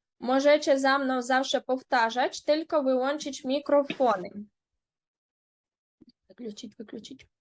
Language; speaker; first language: Polish; non-native, fluent; Ukrainian